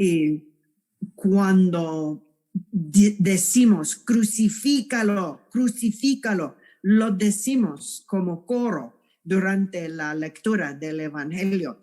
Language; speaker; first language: Spanish; non-native, fluent; English